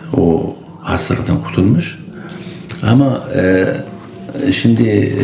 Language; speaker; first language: Turkish; non-native, local second language; Kurdish